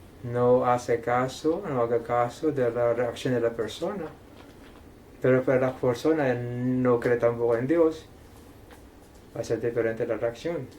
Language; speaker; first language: Spanish; non-native, fluent; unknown